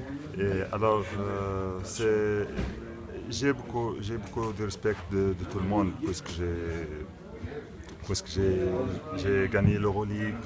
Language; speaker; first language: French; non-native, local second language; Arabic